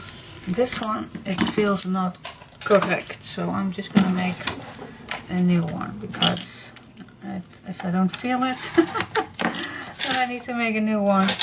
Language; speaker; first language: English; non-native, fluent; Dutch